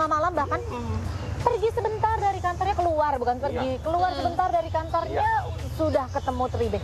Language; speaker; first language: Indonesian; native; Indonesian